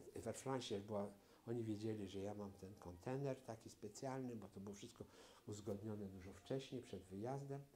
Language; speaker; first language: Polish; native; Polish